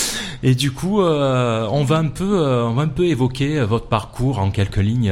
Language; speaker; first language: French; native; French